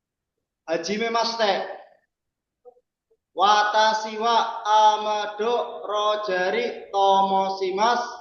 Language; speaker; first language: Japanese; non-native, learner; Indonesian